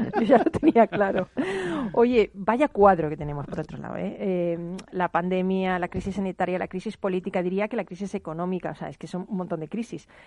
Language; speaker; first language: Spanish; native; Spanish